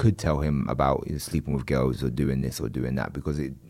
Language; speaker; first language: English; native; English